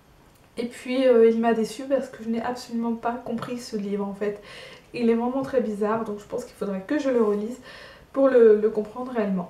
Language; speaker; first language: French; native; French